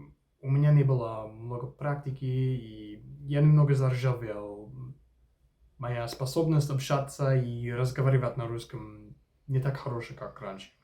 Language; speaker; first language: Russian; non-native, fluent; English